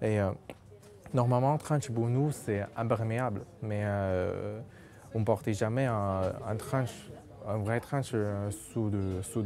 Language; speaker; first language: French; non-native, local second language; Chinese